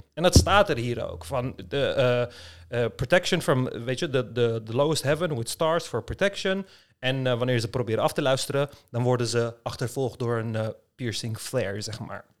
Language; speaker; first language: Dutch; early bilingual, other home language; Turkish